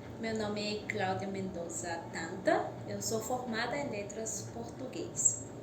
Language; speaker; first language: Portuguese; non-native, fluent; Spanish